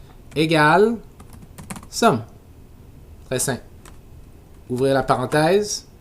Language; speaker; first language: French; native; French